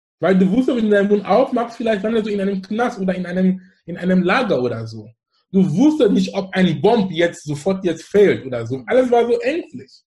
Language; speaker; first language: German; non-native, fluent; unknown